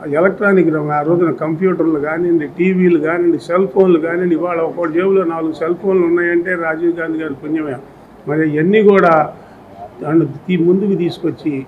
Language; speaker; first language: Telugu; native; Telugu